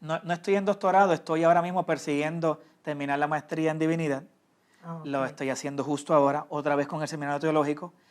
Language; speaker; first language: Spanish; native; Spanish